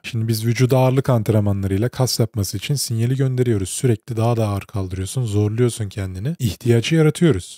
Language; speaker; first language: Turkish; native; Turkish